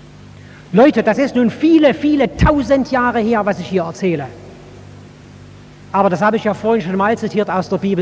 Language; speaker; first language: German; native; German